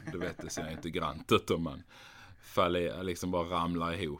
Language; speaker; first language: Swedish; native; Swedish